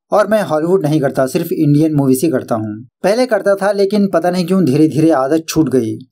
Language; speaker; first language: Hindi; non-native, local second language; Urdu